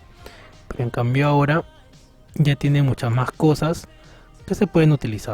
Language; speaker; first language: Spanish; native; Spanish